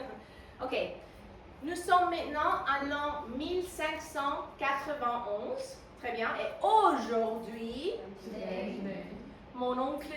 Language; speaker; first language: French; non-native, fluent; Spanish